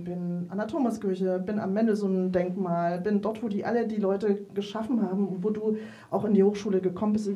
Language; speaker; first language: German; native; German